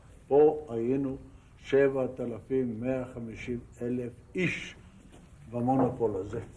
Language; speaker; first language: Hebrew; non-native, fluent; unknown